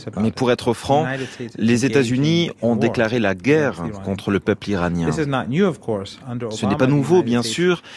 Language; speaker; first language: French; non-native, fluent; Persian